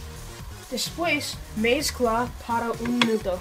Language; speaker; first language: Spanish; non-native, learner; English